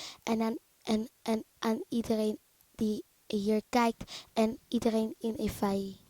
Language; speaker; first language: Dutch; early bilingual, other home language; Lingala